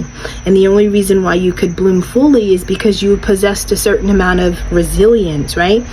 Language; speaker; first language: English; native; English